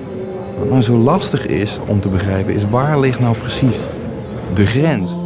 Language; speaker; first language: Dutch; native; Dutch